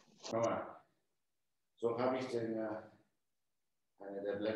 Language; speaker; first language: German; non-native, fluent; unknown